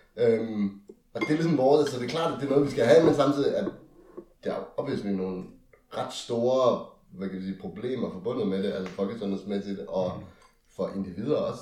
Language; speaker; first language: Danish; native; Danish